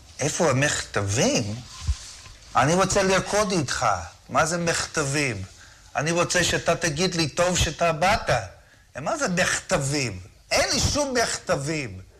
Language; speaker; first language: Hebrew; non-native, fluent; English